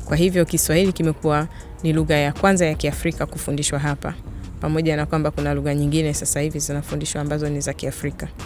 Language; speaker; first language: Swahili; native; Swahili